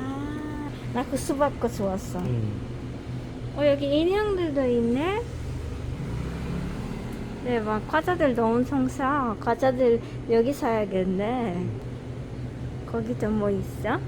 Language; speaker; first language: Korean; non-native, learner; Polish